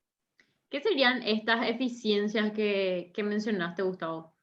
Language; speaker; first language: Spanish; native; Spanish